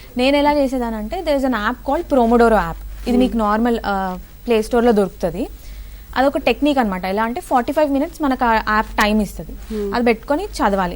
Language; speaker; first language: Telugu; native; Telugu